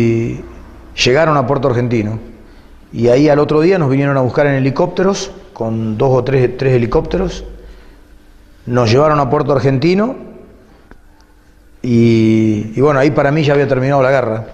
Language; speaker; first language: Spanish; native; Spanish